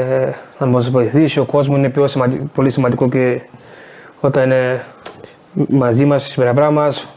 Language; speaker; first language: Greek; non-native, fluent; Portuguese